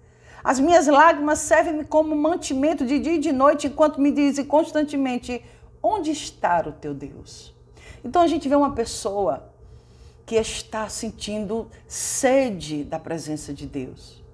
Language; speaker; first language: Portuguese; native; Portuguese